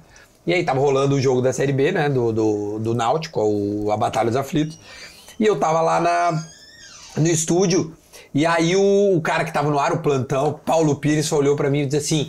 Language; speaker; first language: Portuguese; native; Portuguese